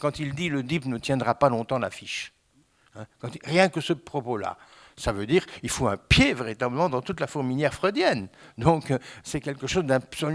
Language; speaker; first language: French; native; French